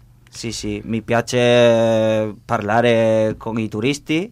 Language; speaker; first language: Italian; non-native, learner; Spanish